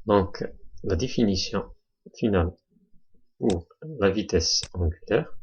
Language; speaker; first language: French; non-native, local second language; Arabic